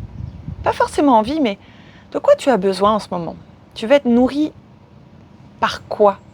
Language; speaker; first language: French; native; French